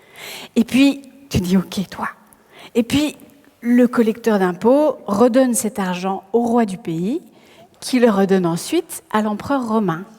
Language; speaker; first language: French; native; French